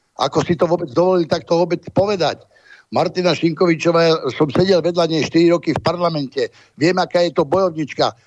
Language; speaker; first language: Slovak; native; Slovak